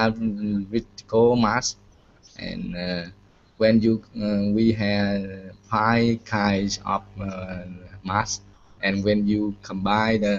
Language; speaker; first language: English; non-native, learner; Vietnamese